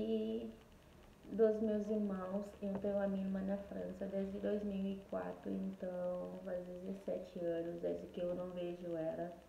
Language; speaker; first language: Portuguese; non-native, fluent; Haitian Creole